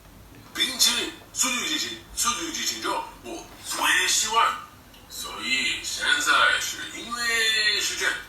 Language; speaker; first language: Chinese; non-native, learner; English